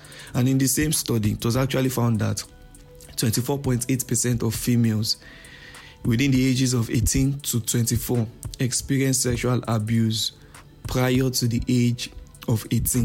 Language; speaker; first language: English; non-native, local second language; Yoruba